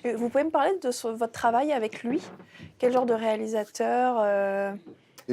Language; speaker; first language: French; native; French